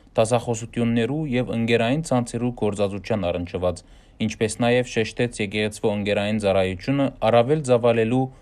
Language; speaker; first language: Armenian; early bilingual, heritage; Armenian